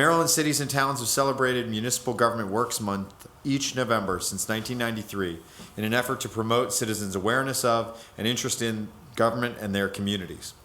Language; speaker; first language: English; native; English